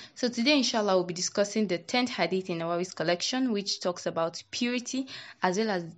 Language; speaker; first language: English; non-native, local second language; Yoruba